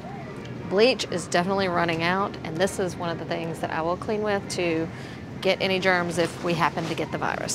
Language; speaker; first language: English; native; English